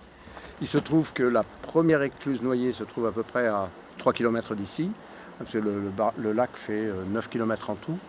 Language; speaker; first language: French; native; French